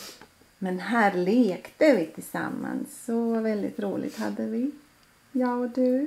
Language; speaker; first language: Swedish; non-native, fluent; Latvian